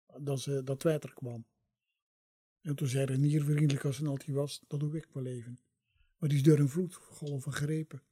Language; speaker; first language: Dutch; native; Dutch